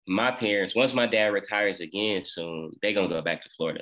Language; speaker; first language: English; native; English